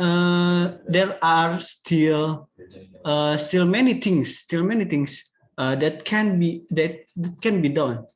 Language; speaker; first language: English; non-native, learner; Indonesian